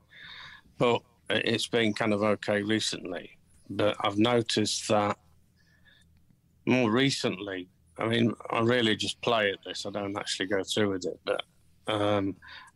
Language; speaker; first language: English; native; English